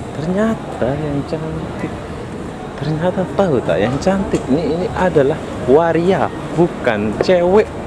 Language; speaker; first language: Indonesian; native; Indonesian